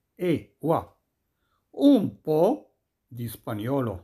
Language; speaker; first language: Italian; non-native, fluent; Arabic